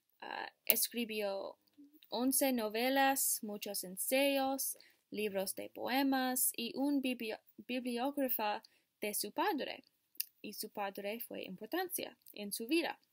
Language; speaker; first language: Spanish; non-native, learner; English